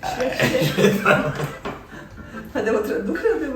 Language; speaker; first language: Italian; non-native, learner; Polish